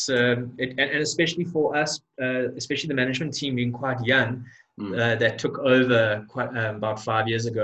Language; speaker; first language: English; native; English